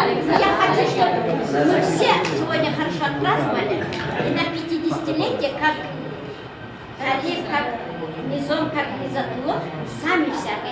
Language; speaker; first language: Russian; non-native, local second language; Uzbek